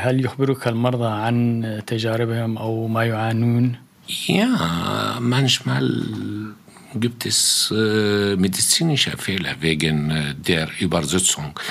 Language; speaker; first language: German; non-native, fluent; Arabic